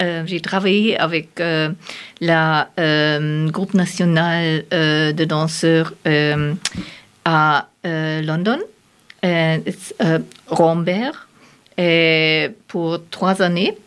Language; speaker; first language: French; non-native, learner; German